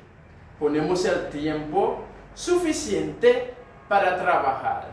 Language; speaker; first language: Spanish; non-native, learner; Haitian Creole